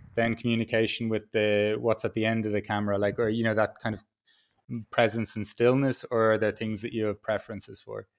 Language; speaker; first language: English; native; English